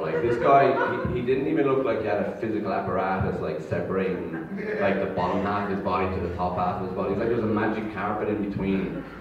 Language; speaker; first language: English; native; English